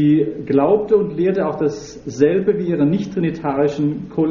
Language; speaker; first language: German; native; German